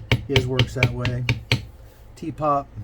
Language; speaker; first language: English; native; English